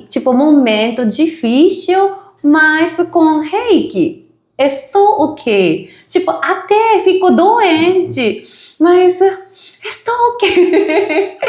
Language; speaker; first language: Portuguese; non-native, fluent; Japanese